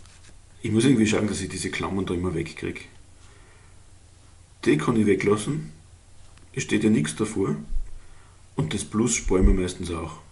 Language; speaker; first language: German; native; German